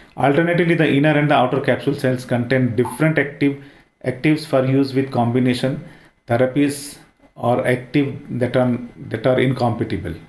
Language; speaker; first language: English; non-native, local second language; Hindi